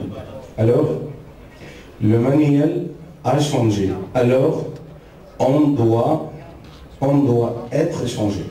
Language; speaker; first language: French; non-native, fluent; Arabic